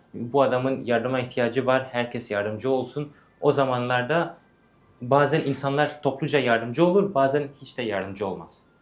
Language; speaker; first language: Turkish; early bilingual, heritage; English